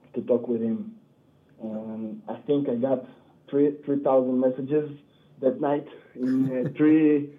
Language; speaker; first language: English; non-native, learner; Hebrew